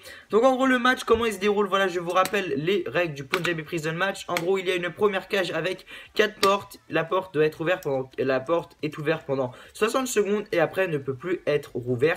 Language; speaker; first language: French; native; French